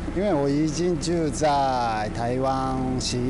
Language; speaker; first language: Chinese; non-native, fluent; Japanese